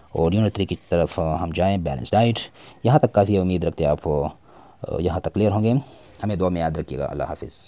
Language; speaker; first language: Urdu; non-native, local second language; Pashto